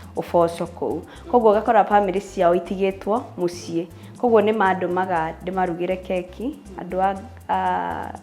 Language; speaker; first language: Kikuyu; native; Kikuyu